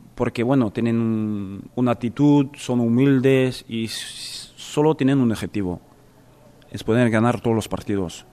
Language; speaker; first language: Spanish; non-native, fluent; French